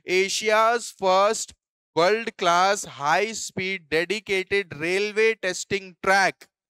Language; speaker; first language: Hindi; native; Hindi